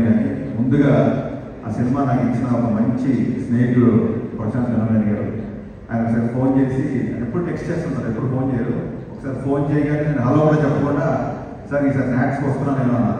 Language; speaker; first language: Telugu; native; Telugu